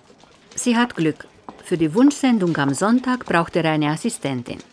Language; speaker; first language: German; native; German